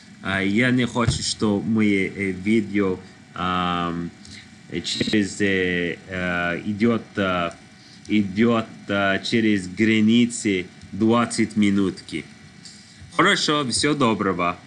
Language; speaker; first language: Russian; non-native, learner; English